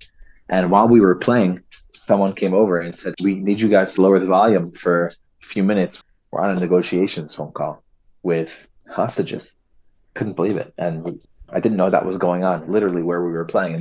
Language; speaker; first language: English; native; English